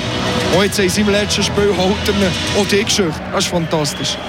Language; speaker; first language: German; native; German